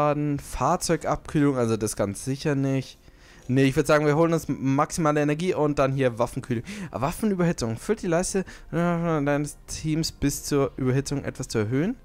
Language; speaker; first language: German; native; German